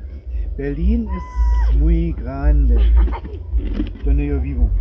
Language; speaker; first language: Spanish; non-native, learner; German